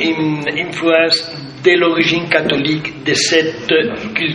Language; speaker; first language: French; non-native, fluent; Spanish